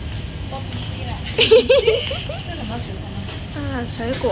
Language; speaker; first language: Chinese; non-native, learner; Vietnamese